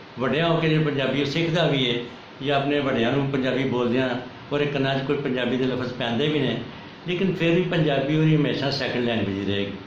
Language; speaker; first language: Punjabi; native; Punjabi